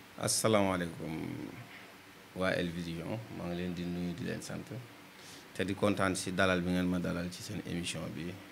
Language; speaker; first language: Wolof; native; Wolof